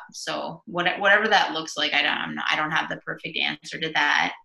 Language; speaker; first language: English; native; English